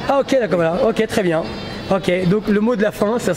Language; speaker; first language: French; native; French